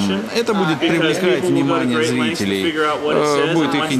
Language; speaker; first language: Russian; non-native, learner; English